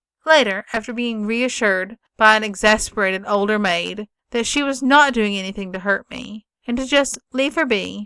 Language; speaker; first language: English; native; English